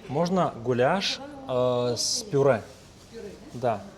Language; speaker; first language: Russian; non-native, fluent; Lithuanian